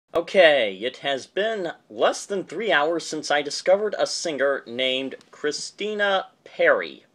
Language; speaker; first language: English; native; English